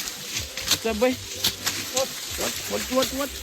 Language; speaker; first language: English; non-native, local second language; Fijian